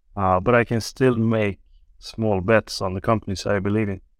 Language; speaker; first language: English; non-native, fluent; Swedish